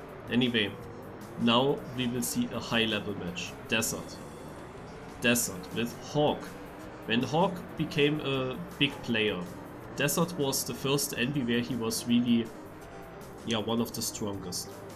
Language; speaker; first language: English; non-native, fluent; German